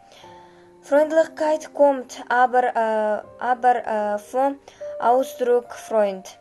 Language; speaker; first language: German; non-native, learner; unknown